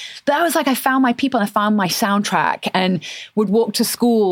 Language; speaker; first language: English; native; English